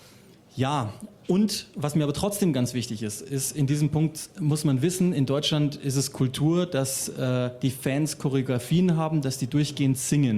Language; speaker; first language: German; native; German